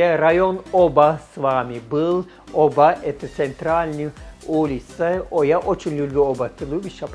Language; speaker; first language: Russian; non-native, learner; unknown